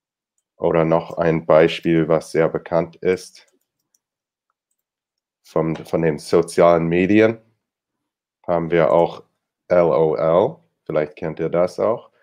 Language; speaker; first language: German; non-native, fluent; English